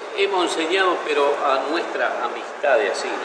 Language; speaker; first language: Spanish; native; Spanish